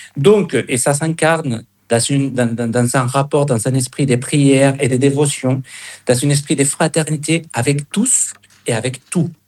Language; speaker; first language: French; non-native, fluent; Spanish